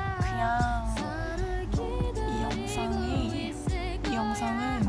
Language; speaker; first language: Korean; non-native, learner; Thai